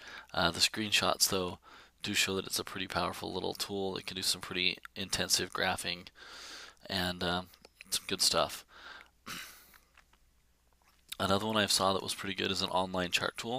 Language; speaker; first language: English; native; English